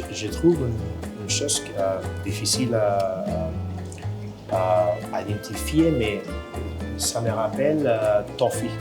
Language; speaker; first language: French; non-native, fluent; Spanish